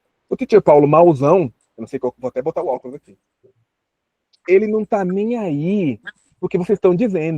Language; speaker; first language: Portuguese; native; Portuguese